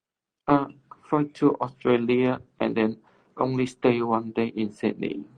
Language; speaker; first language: English; non-native, learner; Cantonese